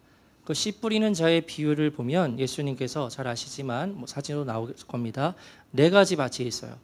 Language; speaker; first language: Korean; native; Korean